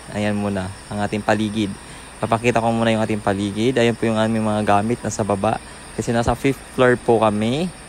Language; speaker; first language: Filipino; native; Filipino